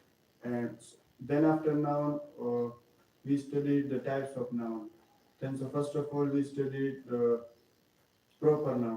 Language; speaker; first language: English; non-native, learner; Pashto